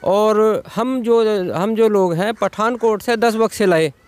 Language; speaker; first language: Hindi; native; Hindi